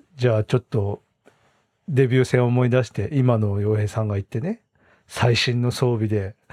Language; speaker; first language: Japanese; native; Japanese